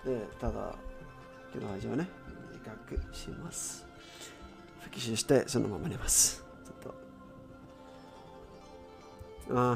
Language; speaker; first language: Japanese; non-native, learner; Spanish